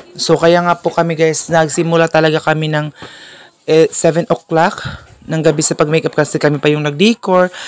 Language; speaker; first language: Filipino; non-native, local second language; Cebuano